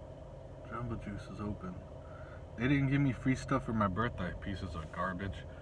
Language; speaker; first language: English; native; English